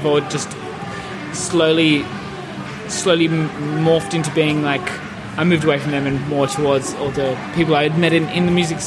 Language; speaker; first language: English; native; English